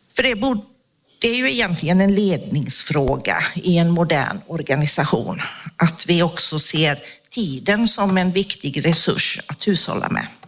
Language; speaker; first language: Swedish; native; Swedish